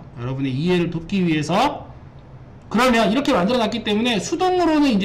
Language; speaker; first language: Korean; native; Korean